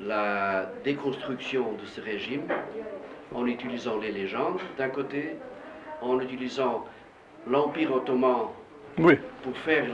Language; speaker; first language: French; non-native, fluent; Portuguese